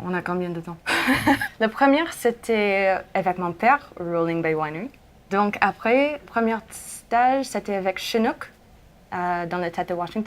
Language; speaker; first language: French; non-native, fluent; English